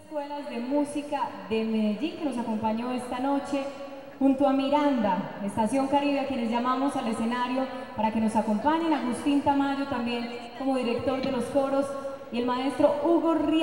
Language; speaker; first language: Spanish; native; Spanish